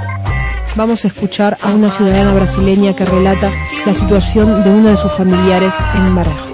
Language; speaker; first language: Spanish; native; Spanish